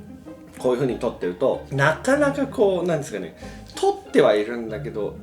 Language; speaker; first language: Japanese; native; Japanese